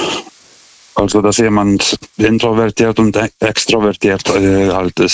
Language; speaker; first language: German; non-native, fluent; Lithuanian